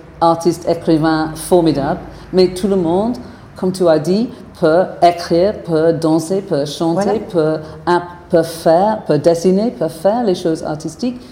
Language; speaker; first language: French; non-native, fluent; English